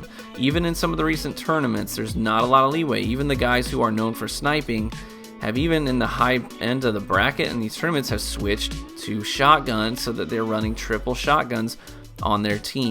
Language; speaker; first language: English; native; English